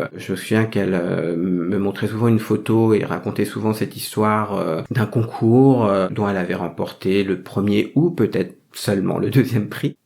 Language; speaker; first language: French; early bilingual, other home language; Vietnamese